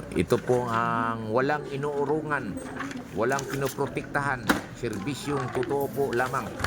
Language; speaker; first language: Filipino; non-native, local second language; Cebuano